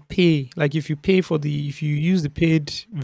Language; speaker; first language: English; non-native, local second language; Yoruba